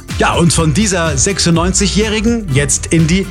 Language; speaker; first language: German; native; German